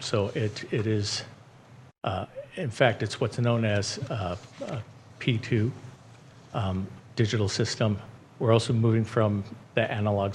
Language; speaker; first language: English; native; English